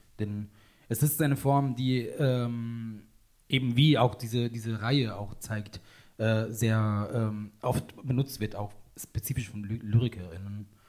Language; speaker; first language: German; non-native, fluent; Italian